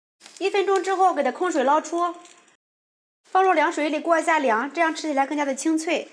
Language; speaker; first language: Chinese; native; Chinese